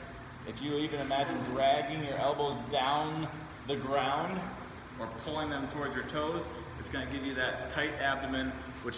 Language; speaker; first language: English; native; English